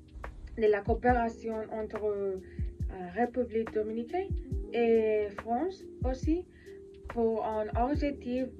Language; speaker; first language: French; non-native, learner; Spanish